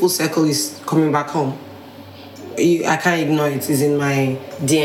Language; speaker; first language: English; non-native, local second language; Igbo